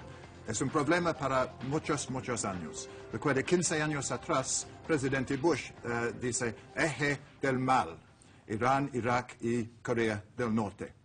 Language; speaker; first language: Spanish; non-native, learner; English